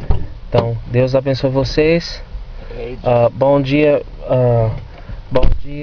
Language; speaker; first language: Portuguese; non-native, fluent; English